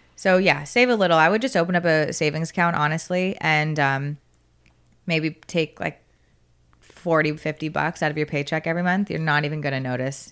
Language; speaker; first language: English; native; English